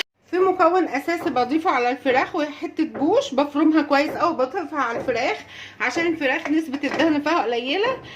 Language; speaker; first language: Arabic; native; Arabic